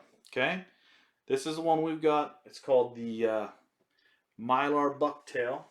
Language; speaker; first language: English; native; English